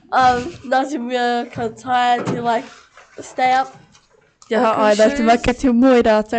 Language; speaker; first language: Māori; non-native, local second language; English